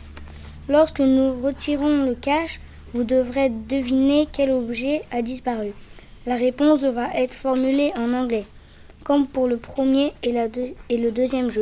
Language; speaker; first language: French; native; French